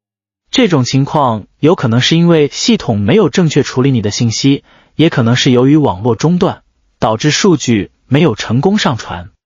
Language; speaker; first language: Chinese; native; Chinese